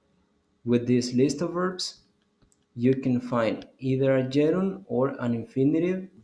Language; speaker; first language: English; non-native, fluent; Spanish